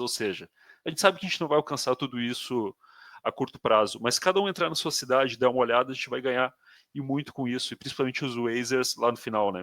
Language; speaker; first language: Portuguese; native; Portuguese